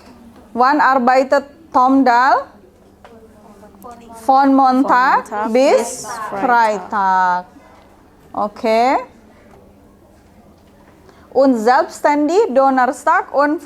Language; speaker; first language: German; non-native, learner; Indonesian